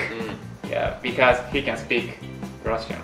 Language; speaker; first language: English; non-native, learner; Japanese